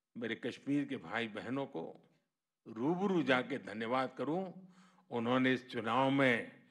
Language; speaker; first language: Hindi; non-native, local second language; Gujarati